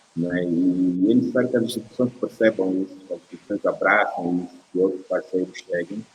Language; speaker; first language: Portuguese; native; Portuguese